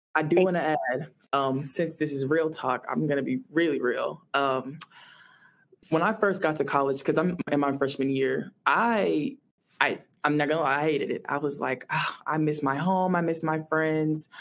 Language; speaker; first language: English; native; English